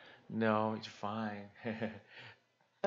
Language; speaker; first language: English; non-native, learner; Korean